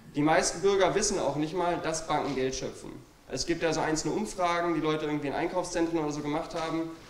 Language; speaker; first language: German; native; German